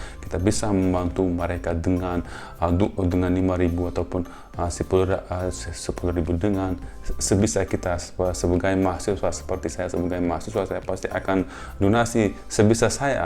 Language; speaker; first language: Indonesian; non-native, fluent; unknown